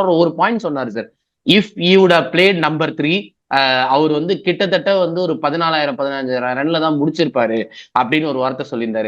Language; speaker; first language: Tamil; native; Tamil